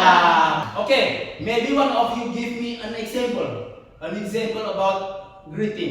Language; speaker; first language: English; non-native, learner; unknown